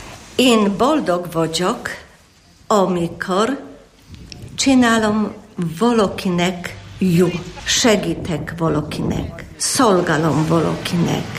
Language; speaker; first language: Hungarian; non-native, learner; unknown